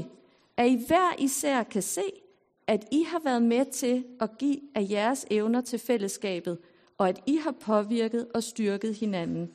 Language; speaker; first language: Danish; native; Danish